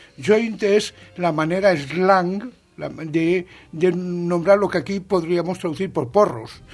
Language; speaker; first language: Spanish; non-native, local second language; Catalan